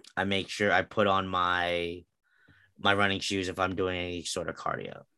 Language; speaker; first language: English; early bilingual, other home language; Filipino